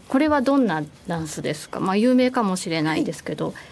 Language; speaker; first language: Japanese; native; Japanese